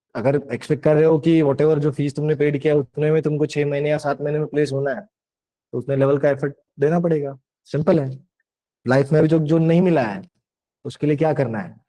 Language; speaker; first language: Hindi; non-native, local second language; Marathi